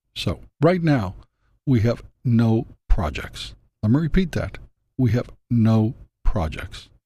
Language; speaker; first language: English; non-native, fluent; Spanish